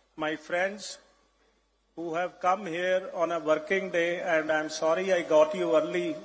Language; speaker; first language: English; non-native, local second language; Punjabi